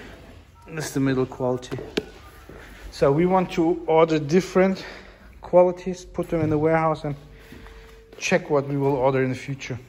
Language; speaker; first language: English; non-native, fluent; German